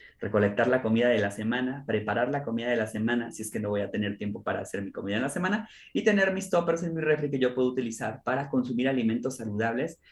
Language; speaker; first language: Spanish; native; Spanish